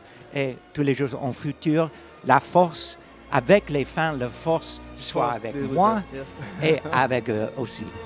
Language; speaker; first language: French; non-native, learner; English